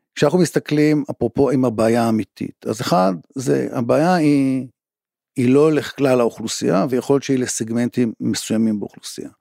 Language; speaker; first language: Hebrew; native; Hebrew